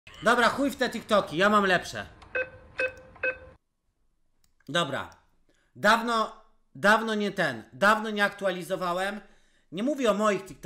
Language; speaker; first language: Polish; native; Polish